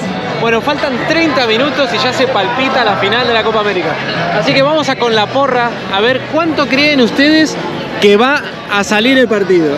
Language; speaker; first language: Spanish; native; Spanish